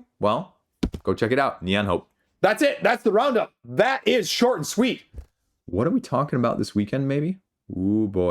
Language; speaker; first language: English; native; English